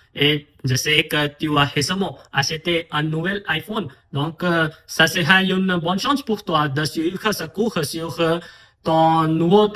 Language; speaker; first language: French; non-native, fluent; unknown